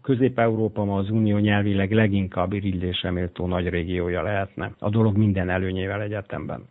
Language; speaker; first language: Hungarian; native; Hungarian